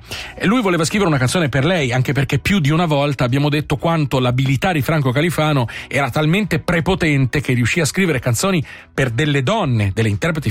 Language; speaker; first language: Italian; native; Italian